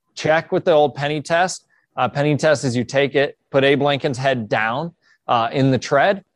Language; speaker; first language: English; native; English